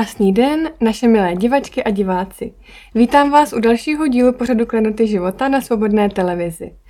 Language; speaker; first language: Czech; native; Czech